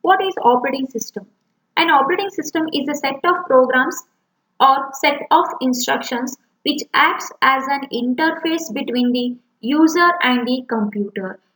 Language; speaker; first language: English; non-native, local second language; Kannada